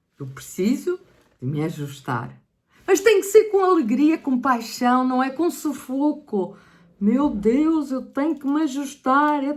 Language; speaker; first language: Portuguese; native; Portuguese